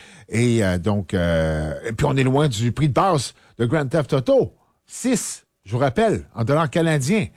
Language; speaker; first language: French; native; French